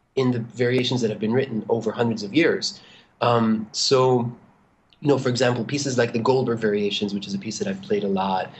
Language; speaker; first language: English; non-native, fluent; Hebrew